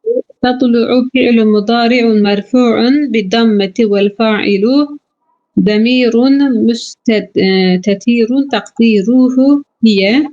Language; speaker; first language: Arabic; non-native, learner; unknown